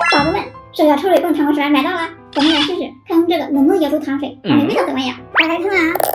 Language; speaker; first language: Chinese; native; Chinese